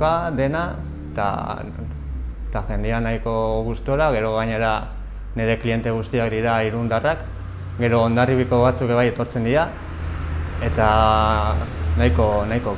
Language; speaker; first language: Basque; non-native, local second language; Spanish